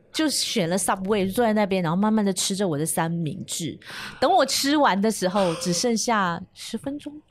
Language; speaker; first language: Chinese; native; Chinese